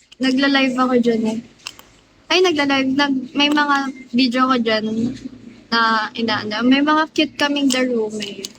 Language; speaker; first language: Filipino; native; Filipino